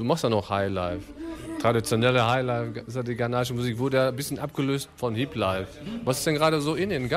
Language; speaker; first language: German; native; German